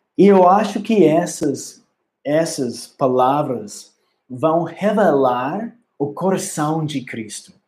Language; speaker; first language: Portuguese; non-native, learner; English